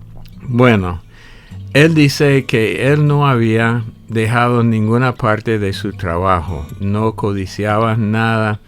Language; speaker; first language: Spanish; native; Spanish